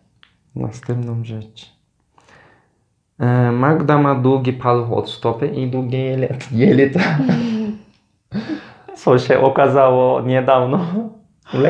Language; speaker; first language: Polish; non-native, learner; Turkish